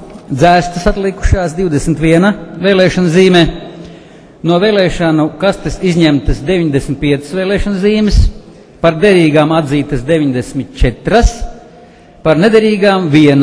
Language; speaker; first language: Latvian; native; Latvian